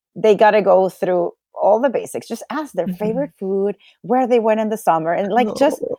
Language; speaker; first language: English; non-native, fluent; Spanish